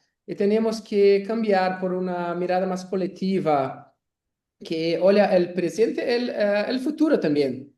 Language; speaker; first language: Spanish; non-native, learner; Portuguese